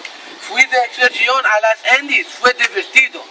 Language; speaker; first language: Spanish; non-native, learner; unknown